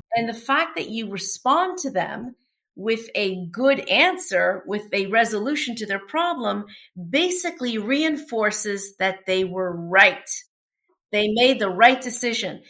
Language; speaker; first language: English; non-native, fluent; Portuguese